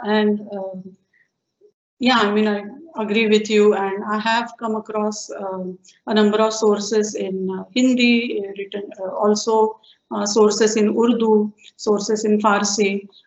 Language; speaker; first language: English; non-native, local second language; Marathi